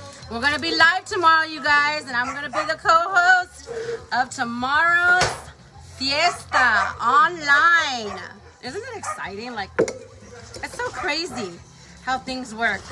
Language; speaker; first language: English; early bilingual, other home language; Spanish